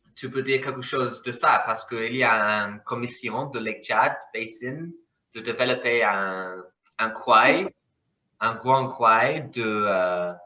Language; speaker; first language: French; non-native, learner; English